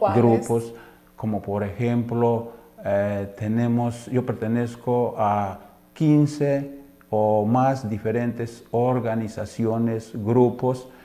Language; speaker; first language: Spanish; native; Spanish